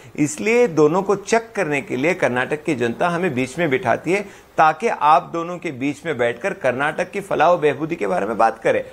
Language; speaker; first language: Hindi; non-native, local second language; Kannada